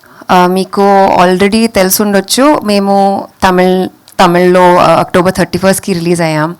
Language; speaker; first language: Telugu; non-native, local second language; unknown